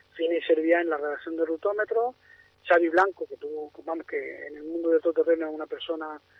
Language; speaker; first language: Spanish; native; Spanish